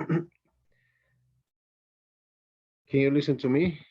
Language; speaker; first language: English; non-native, fluent; Spanish